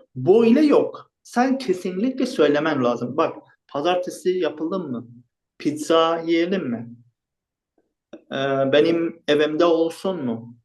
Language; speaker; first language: Turkish; non-native, fluent; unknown